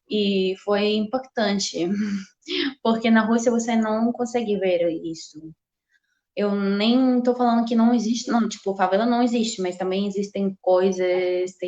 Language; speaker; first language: Portuguese; non-native, fluent; Russian